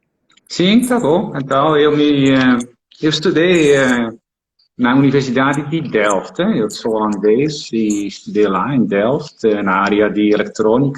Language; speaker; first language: Portuguese; non-native, fluent; Dutch